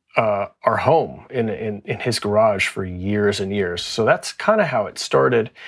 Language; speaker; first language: English; native; English